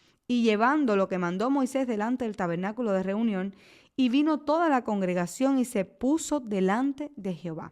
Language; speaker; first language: Spanish; native; Spanish